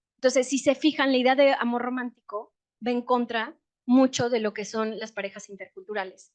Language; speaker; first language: Spanish; native; Spanish